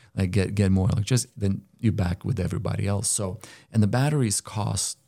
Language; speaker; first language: English; non-native, fluent; Lithuanian